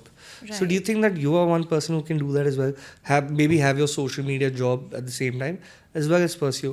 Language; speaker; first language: English; non-native, local second language; Hindi